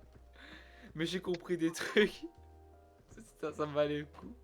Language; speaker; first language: French; native; French